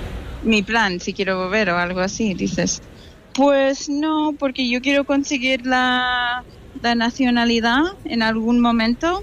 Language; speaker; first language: Spanish; non-native, fluent; English